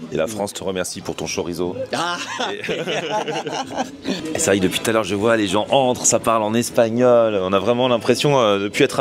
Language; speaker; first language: French; native; French